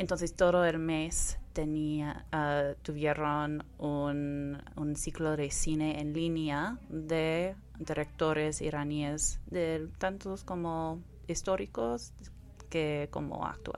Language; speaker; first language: Spanish; non-native, fluent; English